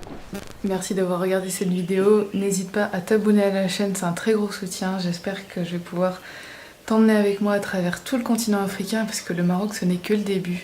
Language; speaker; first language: French; native; French